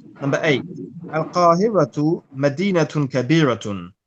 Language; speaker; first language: Arabic; non-native, fluent; English